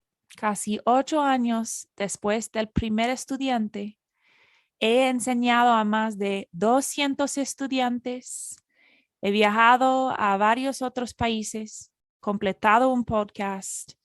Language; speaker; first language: Spanish; non-native, fluent; English